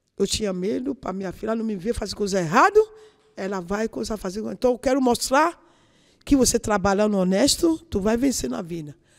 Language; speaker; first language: Portuguese; non-native, learner; Yoruba